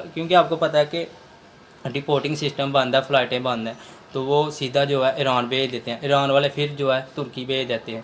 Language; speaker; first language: Urdu; non-native, local second language; Punjabi